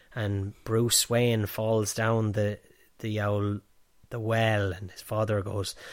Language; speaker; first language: English; native; English